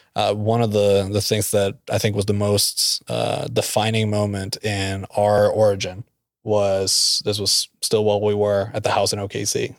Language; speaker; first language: English; non-native, fluent; Norwegian